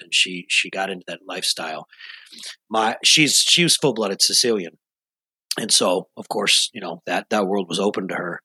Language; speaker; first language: English; native; English